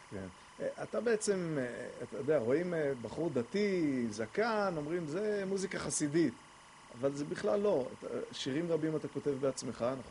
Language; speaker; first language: Hebrew; native; Hebrew